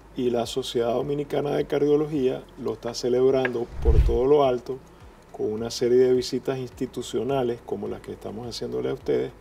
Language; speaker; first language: Spanish; native; Spanish